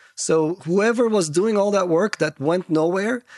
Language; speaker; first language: English; non-native, fluent; Turkish